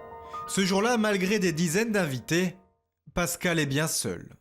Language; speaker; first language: French; native; French